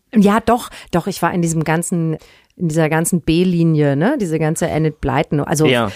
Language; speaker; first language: German; native; German